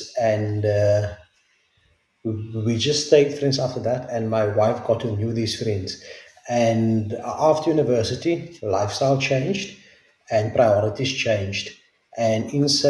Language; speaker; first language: English; non-native, local second language; Afrikaans